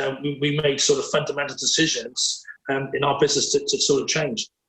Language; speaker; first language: English; native; English